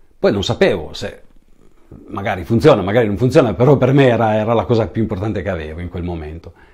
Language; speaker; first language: Italian; native; Italian